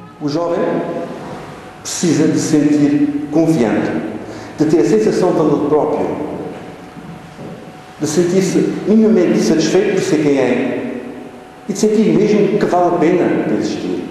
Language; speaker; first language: Portuguese; native; Portuguese